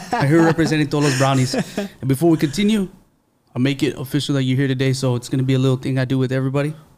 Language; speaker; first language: English; early bilingual, other home language; Spanish